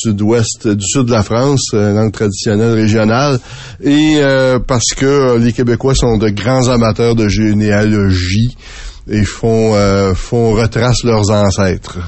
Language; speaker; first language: French; native; French